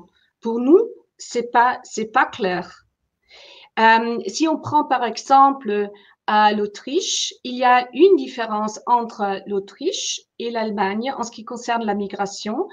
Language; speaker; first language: French; non-native, fluent; German